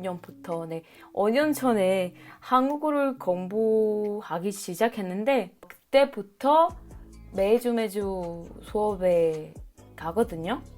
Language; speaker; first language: Korean; non-native, learner; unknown